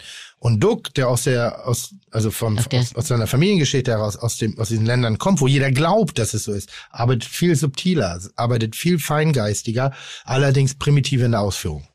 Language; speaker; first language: German; native; German